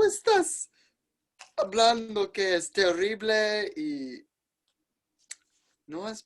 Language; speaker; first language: Spanish; non-native, learner; English